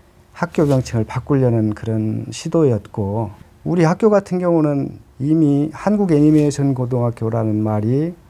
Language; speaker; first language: Korean; native; Korean